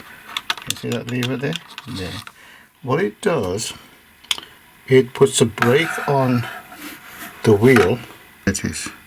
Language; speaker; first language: English; native; English